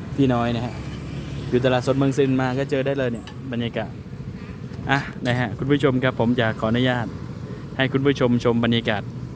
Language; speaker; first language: Thai; native; Thai